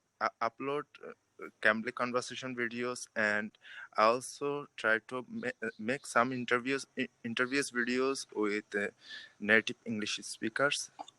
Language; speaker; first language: English; non-native, learner; Bangla